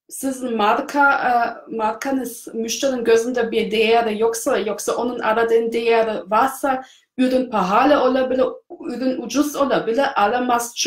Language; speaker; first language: Turkish; non-native, fluent; German